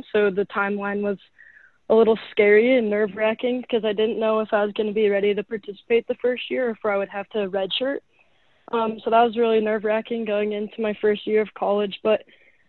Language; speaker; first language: English; native; English